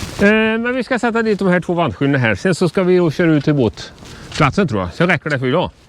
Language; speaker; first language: Swedish; native; Swedish